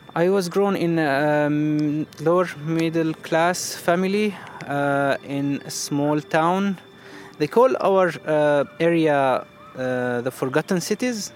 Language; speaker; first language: English; non-native, fluent; Arabic